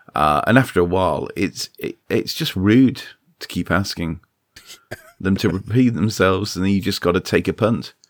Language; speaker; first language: English; native; English